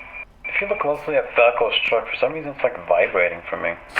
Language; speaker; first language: English; native; English